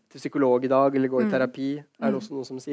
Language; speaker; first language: Norwegian; native; Norwegian